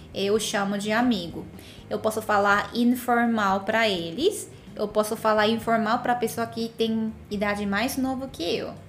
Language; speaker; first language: Portuguese; non-native, fluent; Korean